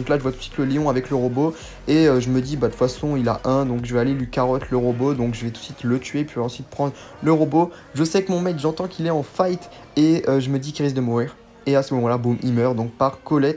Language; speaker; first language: French; native; French